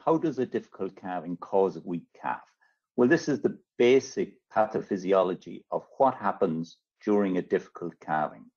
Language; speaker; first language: English; native; English